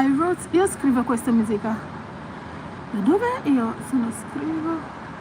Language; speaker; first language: Italian; non-native, learner; Igbo